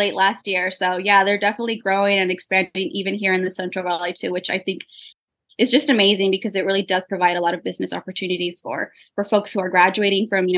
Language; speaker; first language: English; early bilingual, other home language; Spanish